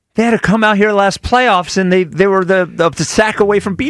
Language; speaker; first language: English; native; English